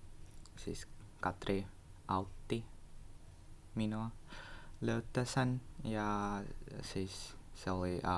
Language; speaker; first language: Finnish; non-native, learner; Russian